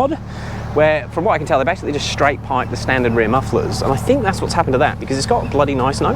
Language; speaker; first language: English; native; English